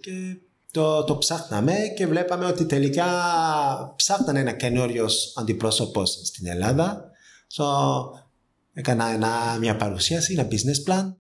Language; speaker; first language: Greek; non-native, fluent; French